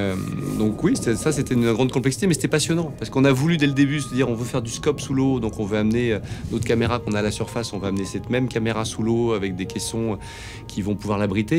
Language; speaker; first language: French; native; French